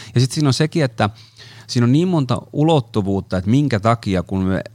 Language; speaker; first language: Finnish; native; Finnish